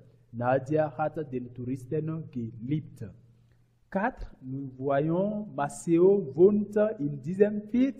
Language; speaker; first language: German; non-native, learner; French